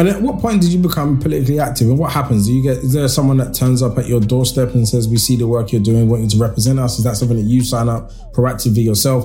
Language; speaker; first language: English; native; English